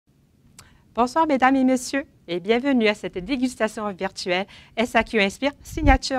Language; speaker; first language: French; native; French